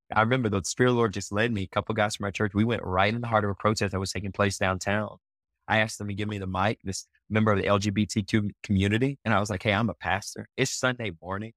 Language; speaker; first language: English; native; English